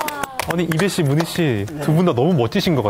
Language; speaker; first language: Korean; native; Korean